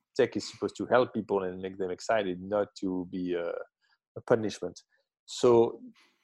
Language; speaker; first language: English; non-native, fluent; French